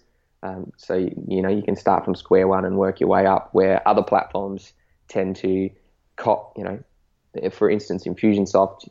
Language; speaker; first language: English; native; English